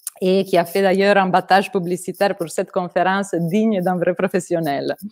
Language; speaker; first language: French; non-native, fluent; Italian